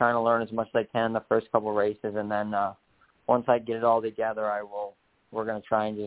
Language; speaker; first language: English; native; English